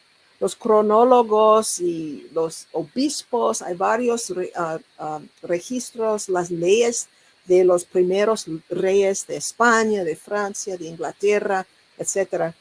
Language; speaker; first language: Spanish; non-native, learner; English